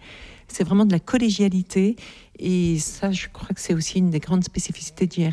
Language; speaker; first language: French; native; French